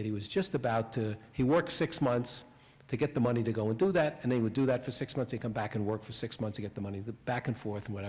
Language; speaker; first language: English; native; English